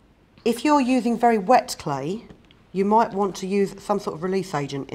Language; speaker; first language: English; native; English